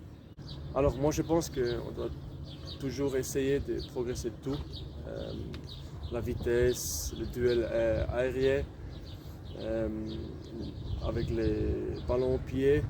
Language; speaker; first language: French; non-native, local second language; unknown